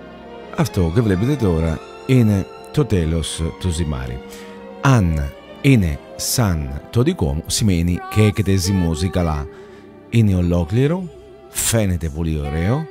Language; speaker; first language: Greek; non-native, learner; Italian